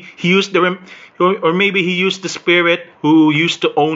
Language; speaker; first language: English; non-native, local second language; Filipino